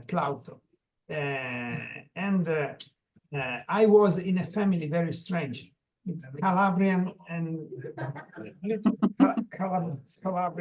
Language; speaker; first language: English; non-native, learner; Italian